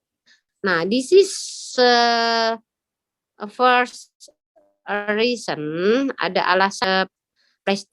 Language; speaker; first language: English; non-native, learner; Indonesian